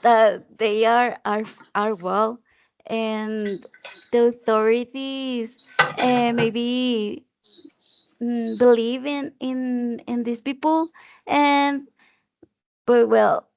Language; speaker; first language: English; non-native, learner; Spanish